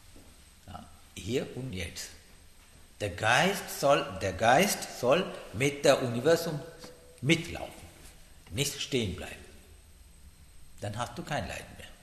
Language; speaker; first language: German; non-native, learner; Sinhala